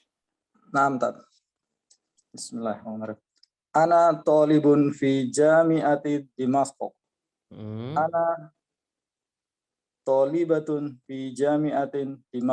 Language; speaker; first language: Arabic; non-native, learner; Indonesian